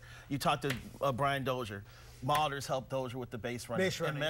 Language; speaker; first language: English; native; English